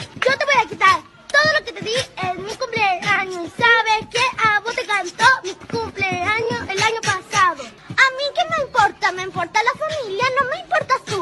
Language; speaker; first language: Spanish; native; Spanish